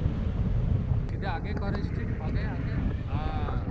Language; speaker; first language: Hindi; non-native, learner; Nepali